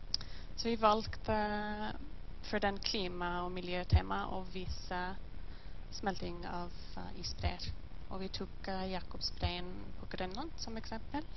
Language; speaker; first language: Norwegian; non-native, learner; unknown